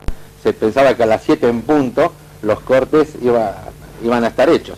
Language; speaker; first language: Spanish; native; Spanish